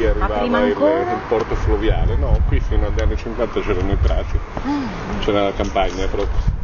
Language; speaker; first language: Italian; native; Italian